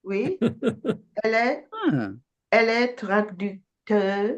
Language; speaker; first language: French; non-native, learner; English